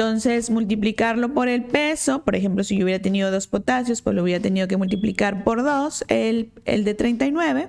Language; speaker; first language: Spanish; native; Spanish